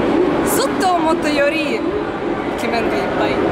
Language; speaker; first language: Japanese; non-native, learner; Russian